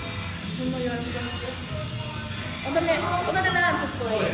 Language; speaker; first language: Finnish; native; Finnish